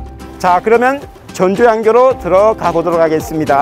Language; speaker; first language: Korean; native; Korean